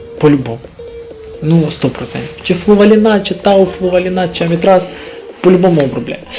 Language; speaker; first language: Ukrainian; non-native, local second language; Russian